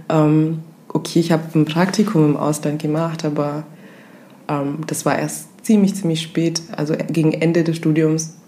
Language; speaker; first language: German; early bilingual, other home language; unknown